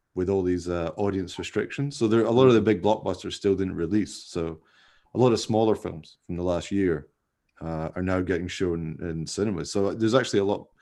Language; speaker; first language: English; native; English